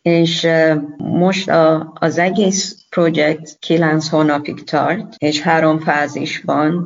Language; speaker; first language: Hungarian; non-native, learner; Persian